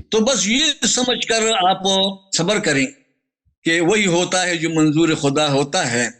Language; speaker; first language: Urdu; non-native, local second language; Pashto